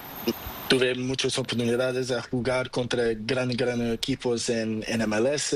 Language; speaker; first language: Spanish; non-native, learner; Portuguese